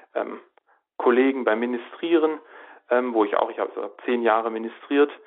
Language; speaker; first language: German; native; German